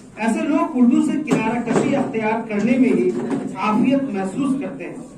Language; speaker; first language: Urdu; native; Urdu